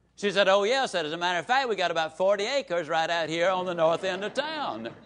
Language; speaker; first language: English; native; English